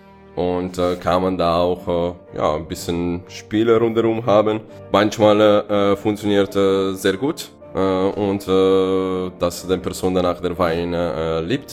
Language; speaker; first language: German; non-native, fluent; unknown